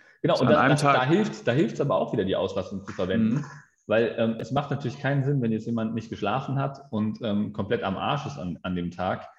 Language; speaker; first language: German; native; German